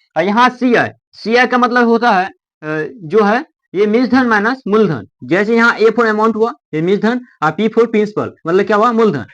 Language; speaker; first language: Hindi; native; Hindi